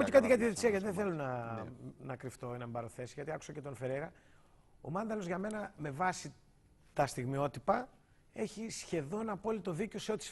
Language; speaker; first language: Greek; native; Greek